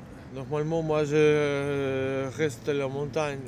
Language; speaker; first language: French; non-native, learner; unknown